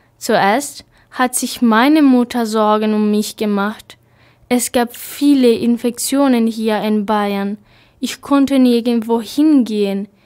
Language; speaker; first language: German; non-native, fluent; Spanish